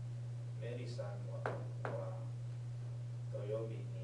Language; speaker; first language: Japanese; non-native, learner; English